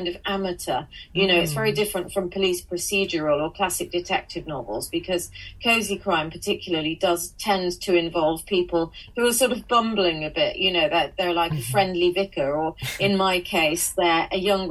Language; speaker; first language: English; native; English